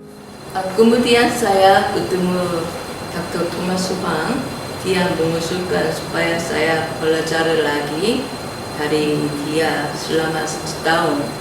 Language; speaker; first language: Indonesian; non-native, learner; Korean